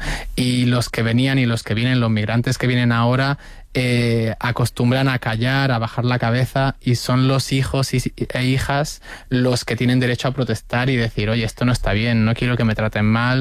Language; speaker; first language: Spanish; native; Spanish